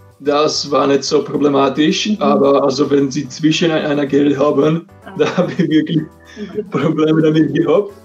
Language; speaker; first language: German; non-native, fluent; Czech